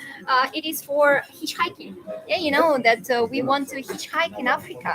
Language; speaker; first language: English; non-native, fluent; Russian